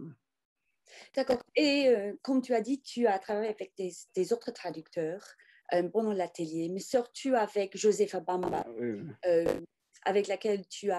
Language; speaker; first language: French; non-native, fluent; English